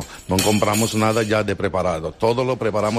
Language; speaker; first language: Spanish; non-native, fluent; Italian